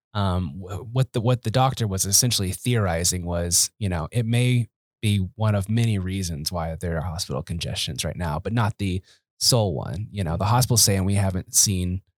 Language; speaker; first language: English; native; English